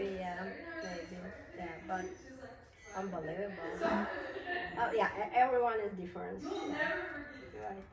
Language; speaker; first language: English; non-native, learner; Russian